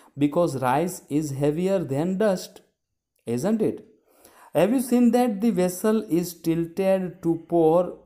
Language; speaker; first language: Hindi; non-native, local second language; Gujarati